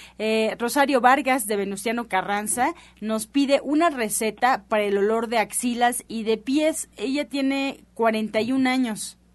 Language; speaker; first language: Spanish; native; Spanish